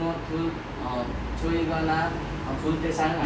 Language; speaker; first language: Korean; non-native, learner; Nepali